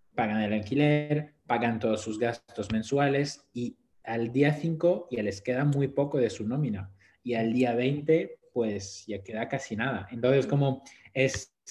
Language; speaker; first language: Spanish; non-native, fluent; French